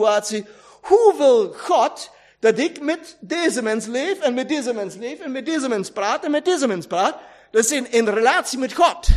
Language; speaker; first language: Dutch; non-native, fluent; German